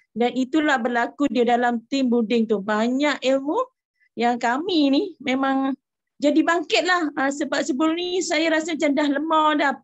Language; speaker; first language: Malay; native; Malay